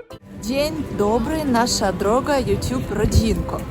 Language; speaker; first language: Polish; non-native, learner; Russian